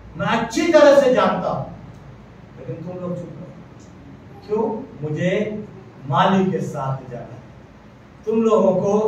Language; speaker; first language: Hindi; non-native, local second language; Malayalam